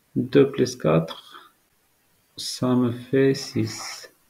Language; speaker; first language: French; non-native, local second language; Arabic